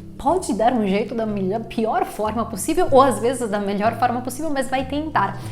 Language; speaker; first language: Portuguese; non-native, fluent; Italian